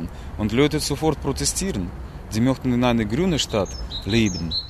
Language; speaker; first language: German; non-native, learner; Russian